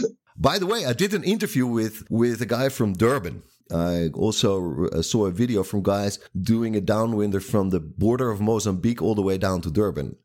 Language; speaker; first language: English; non-native, fluent; Dutch